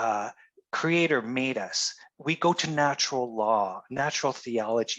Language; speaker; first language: English; native; English